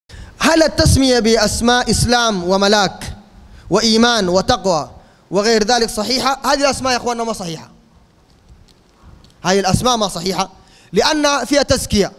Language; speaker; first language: Arabic; native; Arabic